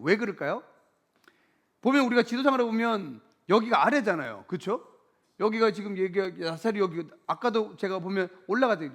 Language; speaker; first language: Korean; native; Korean